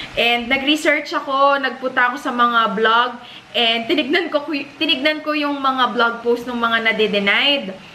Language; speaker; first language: Filipino; native; Filipino